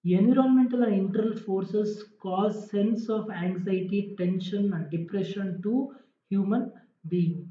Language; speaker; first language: English; non-native, local second language; Kannada